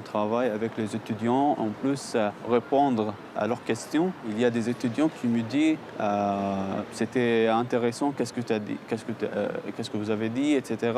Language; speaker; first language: French; non-native, learner; Arabic